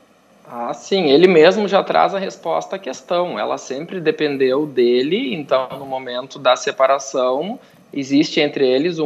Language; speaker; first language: Portuguese; native; Portuguese